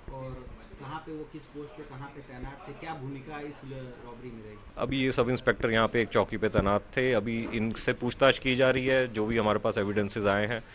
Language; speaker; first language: Hindi; native; Hindi